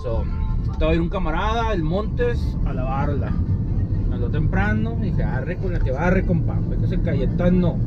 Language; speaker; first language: Spanish; early bilingual, heritage; Spanish